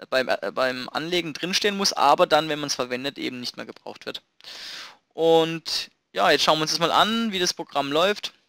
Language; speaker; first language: German; native; German